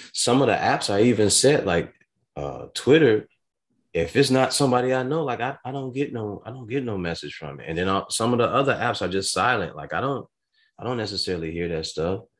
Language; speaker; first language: English; native; English